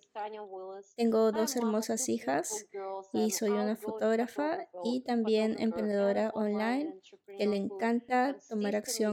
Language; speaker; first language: Spanish; non-native, fluent; Russian